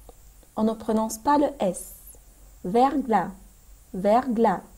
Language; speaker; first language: French; non-native, fluent; Arabic